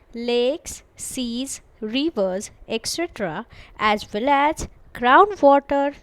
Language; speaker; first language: English; non-native, local second language; Marathi